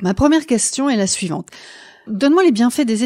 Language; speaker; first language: French; native; French